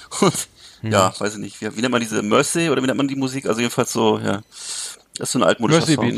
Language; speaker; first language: German; native; German